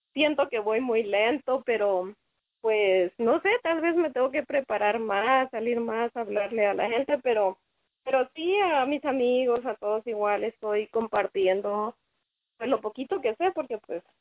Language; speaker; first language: Spanish; native; Spanish